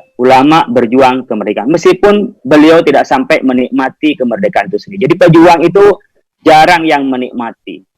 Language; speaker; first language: Indonesian; non-native, local second language; Madurese